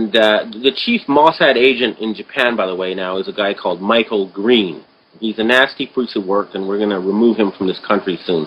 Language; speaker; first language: English; native; English